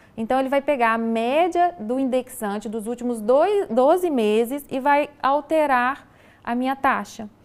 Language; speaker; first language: Portuguese; native; Portuguese